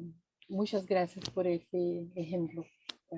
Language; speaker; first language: Spanish; non-native, fluent; Portuguese